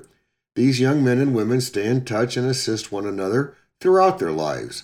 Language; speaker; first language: English; native; English